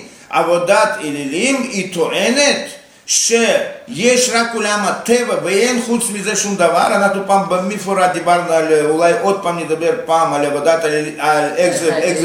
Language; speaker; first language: Hebrew; non-native, fluent; Russian